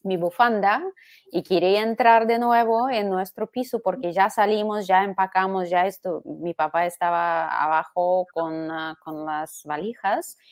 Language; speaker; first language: Spanish; non-native, fluent; Russian